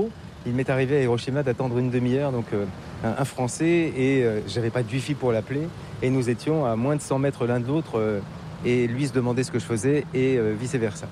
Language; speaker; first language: French; native; French